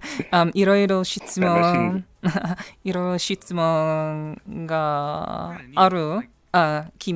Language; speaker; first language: Japanese; non-native, learner; English